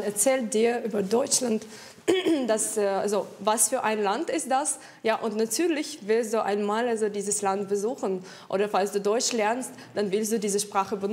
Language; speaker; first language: German; non-native, fluent; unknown